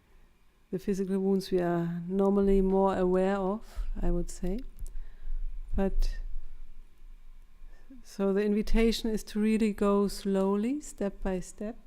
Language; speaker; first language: English; non-native, fluent; German